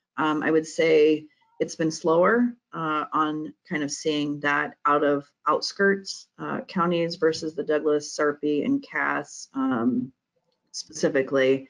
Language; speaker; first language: English; native; English